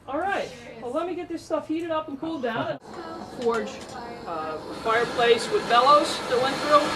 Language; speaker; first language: English; native; English